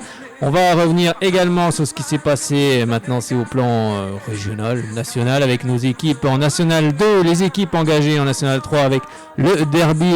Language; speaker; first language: French; native; French